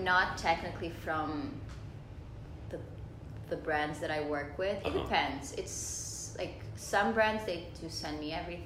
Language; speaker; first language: English; non-native, fluent; Portuguese